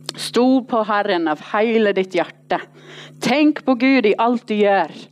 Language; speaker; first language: Norwegian; non-native, fluent; English